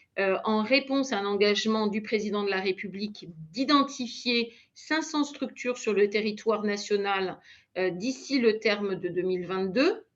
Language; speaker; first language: French; native; French